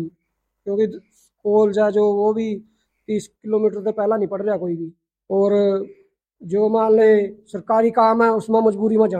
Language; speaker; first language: Hindi; native; Hindi